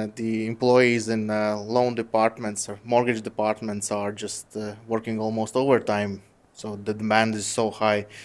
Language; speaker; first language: English; non-native, fluent; Latvian